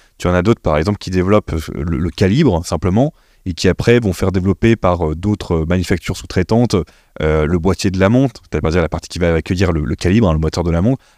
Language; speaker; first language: French; native; French